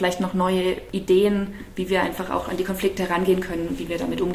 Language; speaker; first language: German; native; German